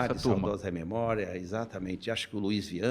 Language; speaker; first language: Portuguese; native; Portuguese